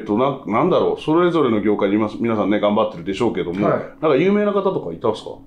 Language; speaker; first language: Japanese; native; Japanese